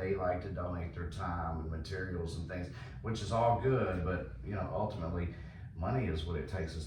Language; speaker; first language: English; native; English